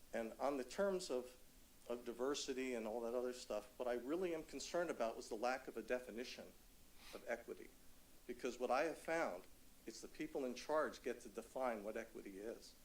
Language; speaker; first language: English; native; English